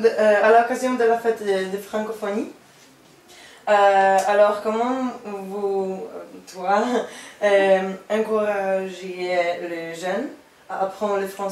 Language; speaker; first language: French; non-native, learner; Polish